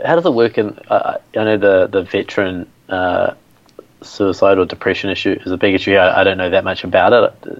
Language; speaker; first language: English; native; English